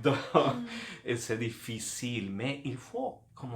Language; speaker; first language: French; non-native, fluent; Spanish